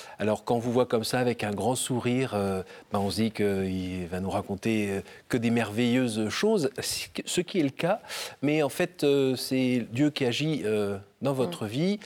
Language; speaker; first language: French; native; French